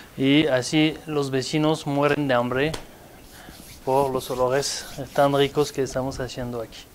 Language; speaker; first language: Spanish; non-native, fluent; French